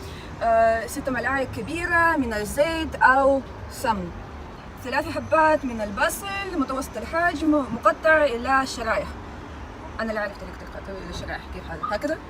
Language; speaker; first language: Arabic; non-native, learner; Russian